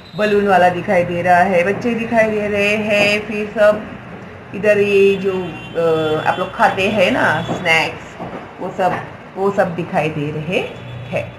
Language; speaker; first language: Hindi; non-native, local second language; Marathi